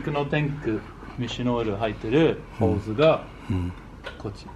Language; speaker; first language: Japanese; non-native, learner; English